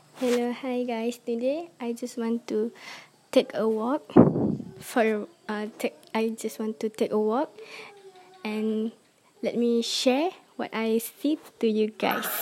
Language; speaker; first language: English; non-native, learner; Malay